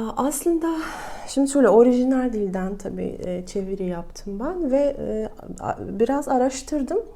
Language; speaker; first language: Turkish; non-native, fluent; Russian